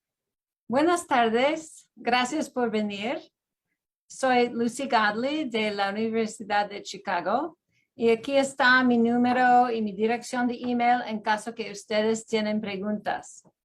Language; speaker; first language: Spanish; early bilingual, heritage; Spanish